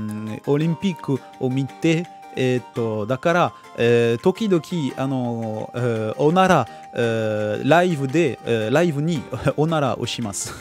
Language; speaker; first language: Japanese; non-native, learner; French